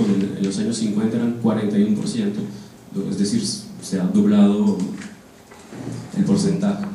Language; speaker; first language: Spanish; non-native, fluent; French